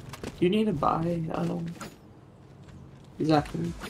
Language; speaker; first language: English; native; English